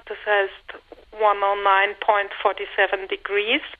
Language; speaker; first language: German; native; German